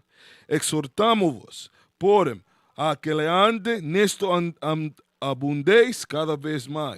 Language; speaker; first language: Portuguese; non-native, learner; Spanish